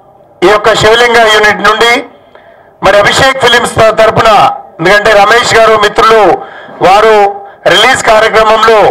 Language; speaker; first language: Telugu; native; Telugu